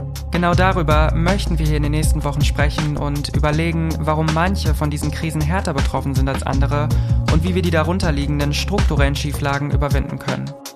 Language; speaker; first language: German; native; German